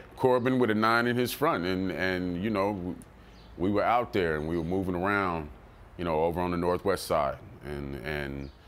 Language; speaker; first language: English; native; English